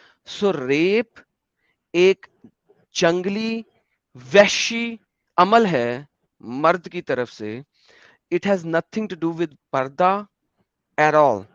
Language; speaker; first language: Hindi; native; Hindi